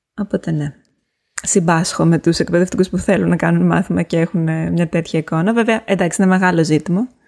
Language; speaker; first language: Greek; native; Greek